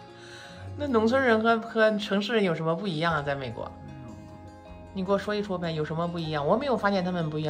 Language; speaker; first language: Chinese; native; Chinese